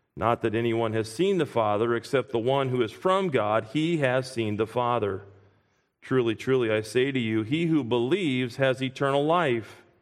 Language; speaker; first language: English; native; English